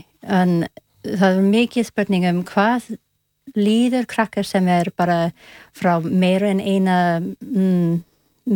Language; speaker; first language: Icelandic; non-native, learner; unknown